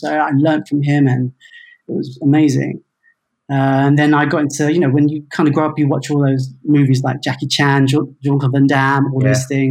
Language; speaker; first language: English; native; English